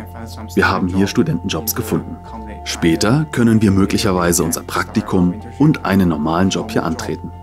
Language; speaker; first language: German; non-native, learner; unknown